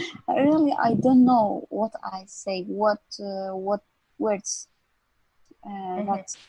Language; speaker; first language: English; non-native, learner; Arabic